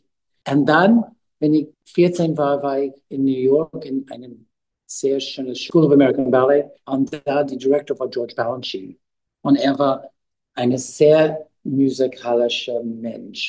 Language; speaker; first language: German; non-native, learner; English